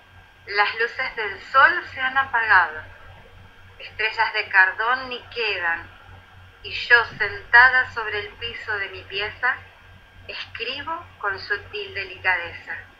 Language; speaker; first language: Spanish; native; Spanish